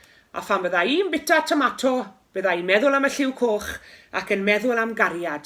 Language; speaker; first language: Welsh; native; Welsh